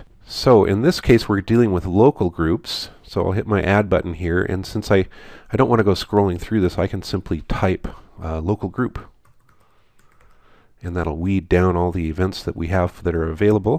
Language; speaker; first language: English; native; English